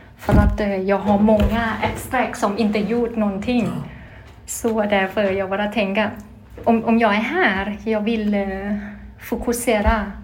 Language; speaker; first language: Swedish; non-native, learner; Thai